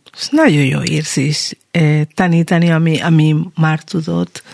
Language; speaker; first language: Hungarian; non-native, learner; Spanish